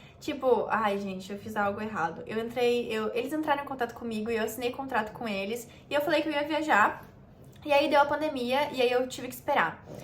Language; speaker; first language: Portuguese; native; Portuguese